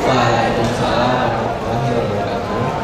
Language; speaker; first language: Indonesian; native; Indonesian